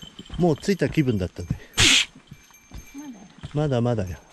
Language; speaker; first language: Japanese; native; Japanese